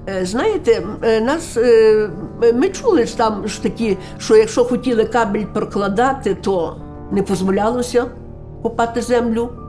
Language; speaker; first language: Ukrainian; native; Ukrainian